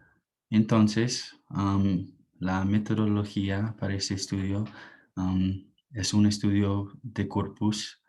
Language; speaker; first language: Spanish; non-native, fluent; English